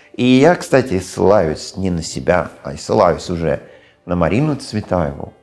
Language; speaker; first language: Russian; non-native, fluent; English